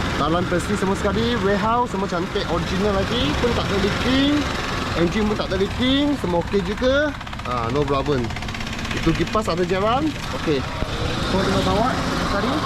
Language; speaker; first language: Malay; non-native, local second language; Chinese